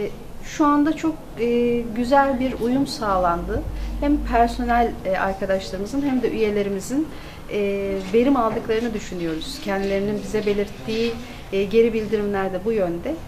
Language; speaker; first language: Turkish; native; Turkish